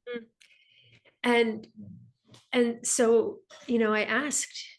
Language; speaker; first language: English; native; English